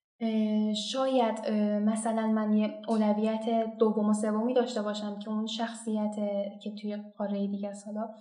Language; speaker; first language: Persian; non-native, local second language; Azerbaijani